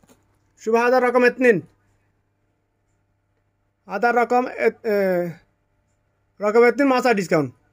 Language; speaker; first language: Arabic; non-native, learner; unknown